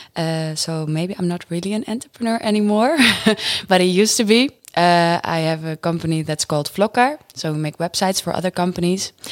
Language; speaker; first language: English; non-native, fluent; Dutch